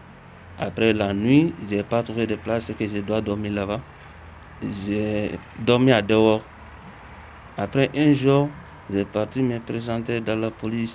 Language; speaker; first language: French; non-native, learner; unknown